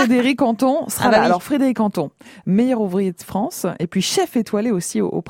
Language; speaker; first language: French; native; French